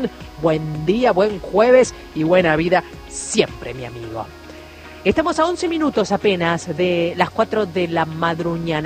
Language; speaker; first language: Spanish; native; Spanish